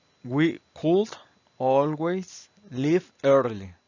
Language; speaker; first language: English; non-native, fluent; Spanish